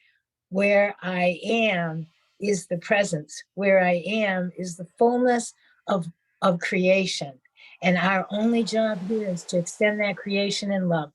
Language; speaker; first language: English; native; English